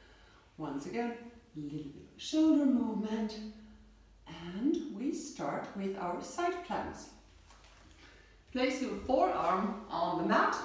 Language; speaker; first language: English; non-native, fluent; German